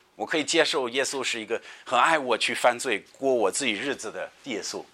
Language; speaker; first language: Chinese; non-native, fluent; English